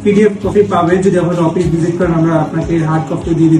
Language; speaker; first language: Bangla; native; Bangla